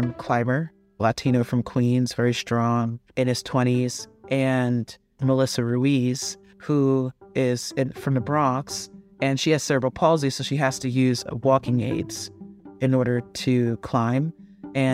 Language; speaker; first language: English; native; English